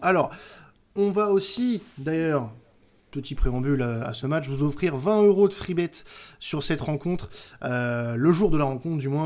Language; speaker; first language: French; native; French